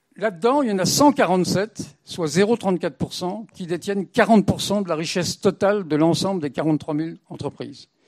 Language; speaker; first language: French; native; French